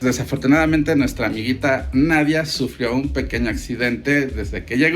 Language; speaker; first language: Spanish; native; Spanish